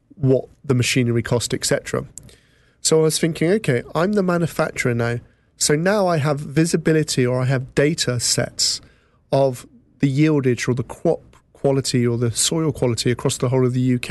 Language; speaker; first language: English; native; English